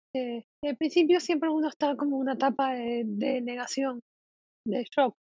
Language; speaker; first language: Spanish; native; Spanish